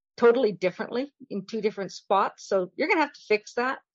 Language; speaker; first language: English; native; English